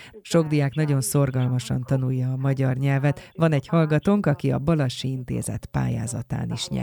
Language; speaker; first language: Hungarian; non-native, fluent; Chinese